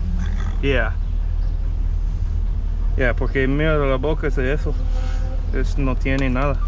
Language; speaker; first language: Spanish; non-native, learner; English